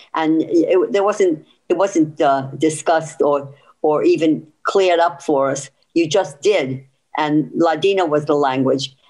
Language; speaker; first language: English; early bilingual, other home language; Ladino